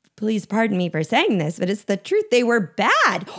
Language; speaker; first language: English; native; English